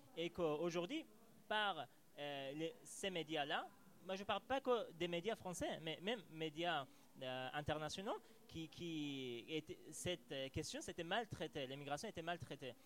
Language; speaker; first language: French; non-native, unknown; Persian